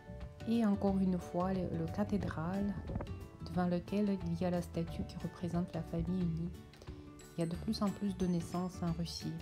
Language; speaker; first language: French; non-native, fluent; Russian